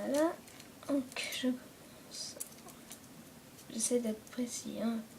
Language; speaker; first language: French; native; French